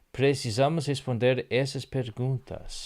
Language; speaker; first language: Portuguese; non-native, learner; English